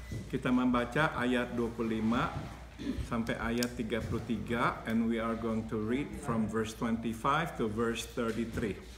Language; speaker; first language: English; non-native, fluent; Indonesian